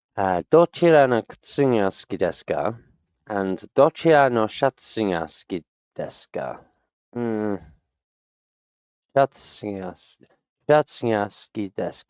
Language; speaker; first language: Japanese; non-native, learner; English